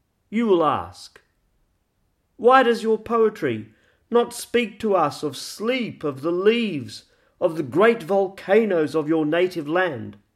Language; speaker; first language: English; native; English